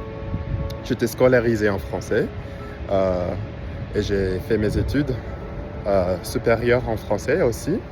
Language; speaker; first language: French; non-native, fluent; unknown